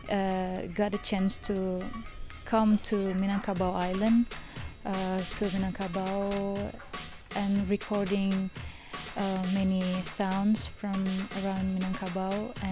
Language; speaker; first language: English; non-native, fluent; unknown